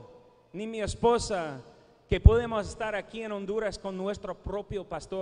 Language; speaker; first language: Spanish; non-native, fluent; English